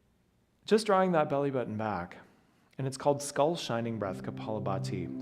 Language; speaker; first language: English; native; English